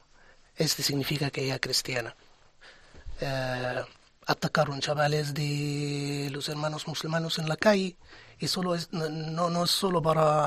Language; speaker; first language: Spanish; non-native, fluent; Arabic